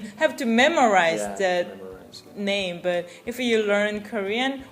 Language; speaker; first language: English; non-native, fluent; Korean